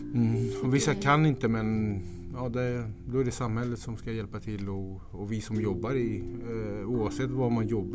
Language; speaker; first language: Swedish; non-native, fluent; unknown